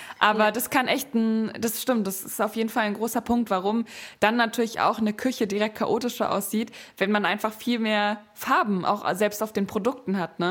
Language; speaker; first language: German; native; German